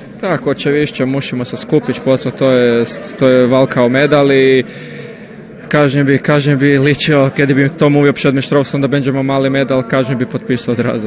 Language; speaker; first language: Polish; non-native, learner; Croatian